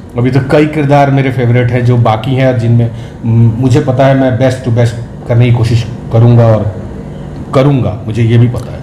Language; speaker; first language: Hindi; native; Hindi